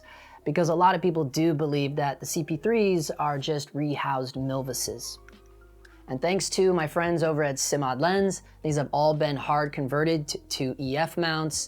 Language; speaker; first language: English; native; English